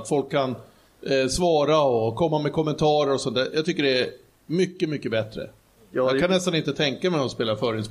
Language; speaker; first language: Swedish; native; Swedish